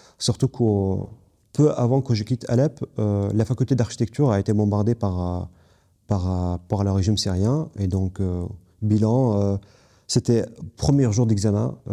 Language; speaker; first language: French; non-native, fluent; Kurdish